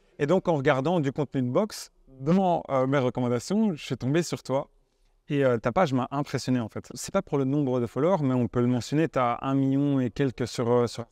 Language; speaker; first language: French; native; French